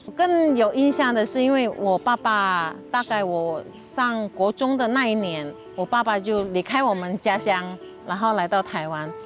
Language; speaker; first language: Chinese; early bilingual, heritage; Hakka Chinese